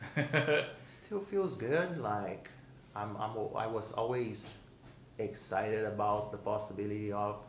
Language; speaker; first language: English; non-native, fluent; Portuguese